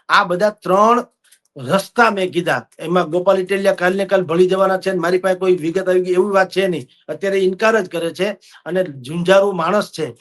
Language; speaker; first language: Gujarati; native; Gujarati